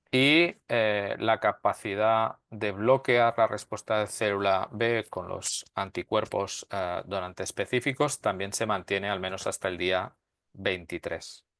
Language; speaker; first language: Spanish; native; Spanish